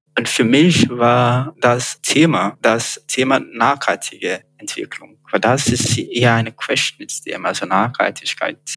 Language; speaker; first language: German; non-native, fluent; Yoruba